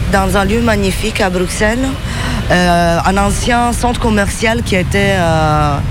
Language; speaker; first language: French; early bilingual, other home language; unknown